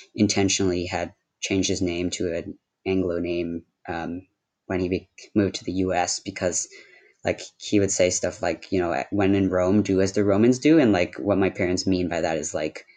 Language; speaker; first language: English; early bilingual, other home language; Wu Chinese